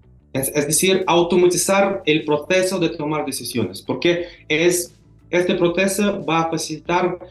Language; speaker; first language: Spanish; non-native, fluent; Russian